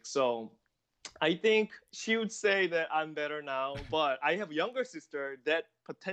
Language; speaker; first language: English; non-native, fluent; Korean